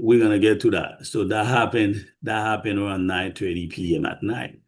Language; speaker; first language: English; non-native, fluent; Haitian Creole